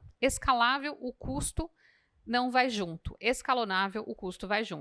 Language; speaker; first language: Portuguese; native; Portuguese